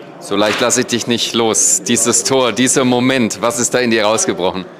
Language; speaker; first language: German; native; German